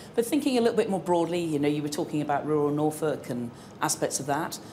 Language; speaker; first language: English; native; English